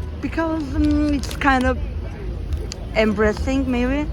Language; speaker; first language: English; non-native, local second language; Turkish